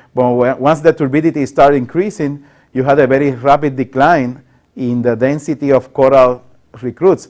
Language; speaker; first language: English; non-native, local second language; Spanish